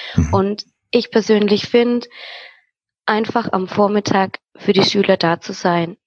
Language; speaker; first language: German; native; German